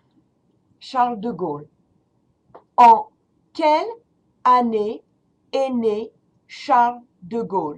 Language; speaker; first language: French; non-native, fluent; English